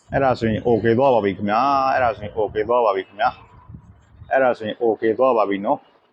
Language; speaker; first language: Burmese; non-native, local second language; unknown